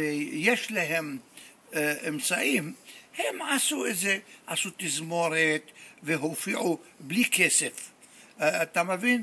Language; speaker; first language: Hebrew; non-native, fluent; Arabic